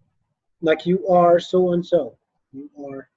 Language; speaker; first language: English; non-native, fluent; Arabic